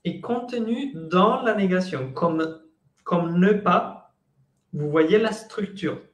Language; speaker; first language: French; non-native, fluent; Spanish